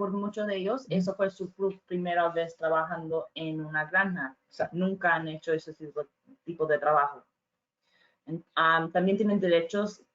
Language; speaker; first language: Spanish; non-native, fluent; English